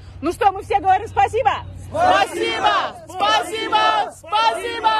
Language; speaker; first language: Russian; non-native, local second language; Kyrgyz